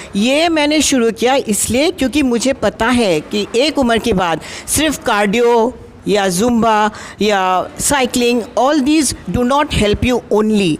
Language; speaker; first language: Hindi; non-native, local second language; Assamese